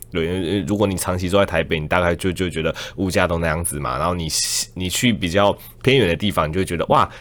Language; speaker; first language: Chinese; native; Chinese